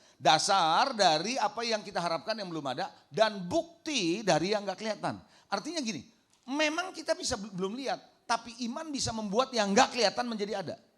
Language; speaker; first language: Indonesian; native; Indonesian